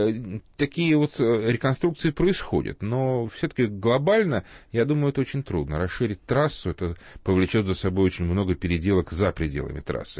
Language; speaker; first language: Russian; native; Russian